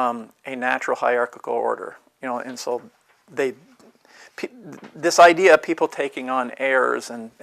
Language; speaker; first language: English; native; English